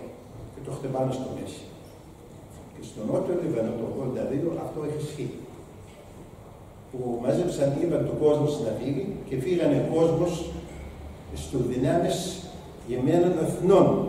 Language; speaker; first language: Greek; non-native, learner; Arabic